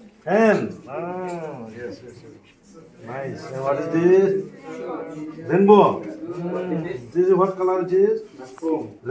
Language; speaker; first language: English; non-native, local second language; Bodo